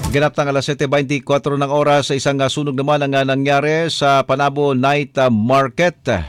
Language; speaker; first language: Filipino; non-native, local second language; Cebuano